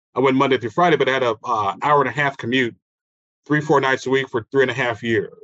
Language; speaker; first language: English; native; English